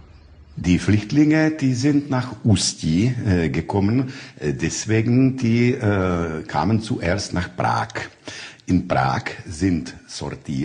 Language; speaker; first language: German; non-native, learner; Czech